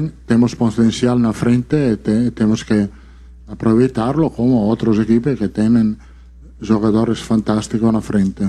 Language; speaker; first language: Portuguese; non-native, fluent; Italian